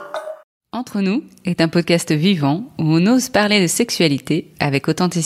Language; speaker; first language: French; native; French